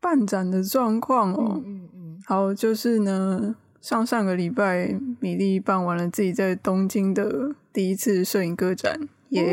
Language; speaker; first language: Chinese; native; Chinese